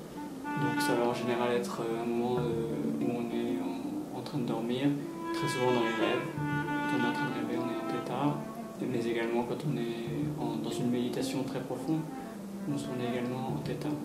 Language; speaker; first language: French; native; French